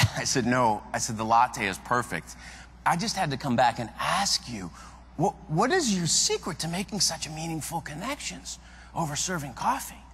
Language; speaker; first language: English; native; English